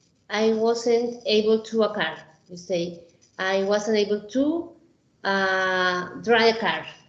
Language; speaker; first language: English; non-native, fluent; Spanish